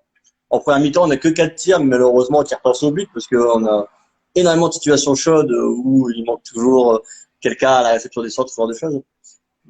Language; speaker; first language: French; native; French